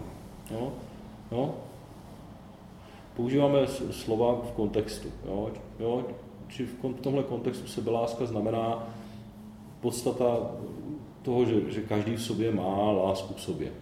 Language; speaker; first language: Czech; native; Czech